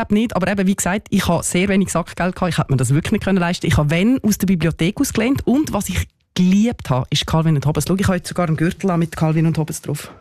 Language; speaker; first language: German; native; German